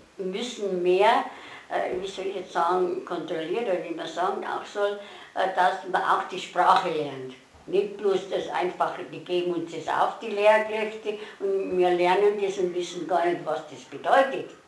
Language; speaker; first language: German; native; German